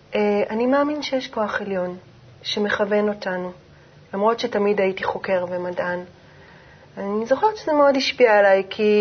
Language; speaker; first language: Hebrew; native; Hebrew